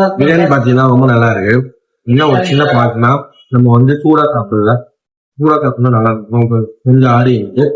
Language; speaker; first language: Tamil; non-native, local second language; Malayalam